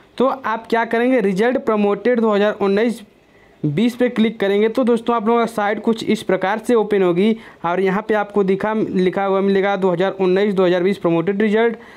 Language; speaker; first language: Hindi; native; Hindi